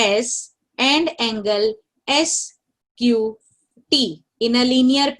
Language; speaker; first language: English; non-native, local second language; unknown